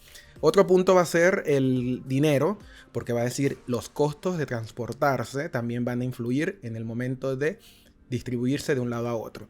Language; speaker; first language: Spanish; native; Spanish